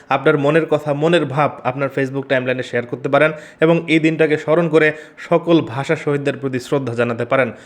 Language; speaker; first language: Bangla; native; Bangla